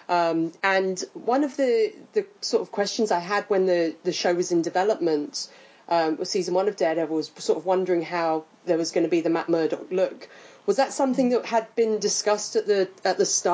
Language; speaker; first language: English; native; English